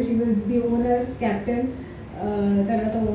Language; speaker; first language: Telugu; non-native, learner; Hindi